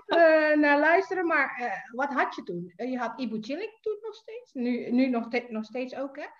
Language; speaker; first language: Dutch; non-native, fluent; Indonesian